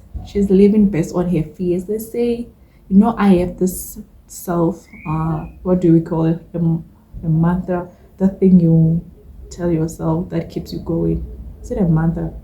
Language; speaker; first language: English; non-native, local second language; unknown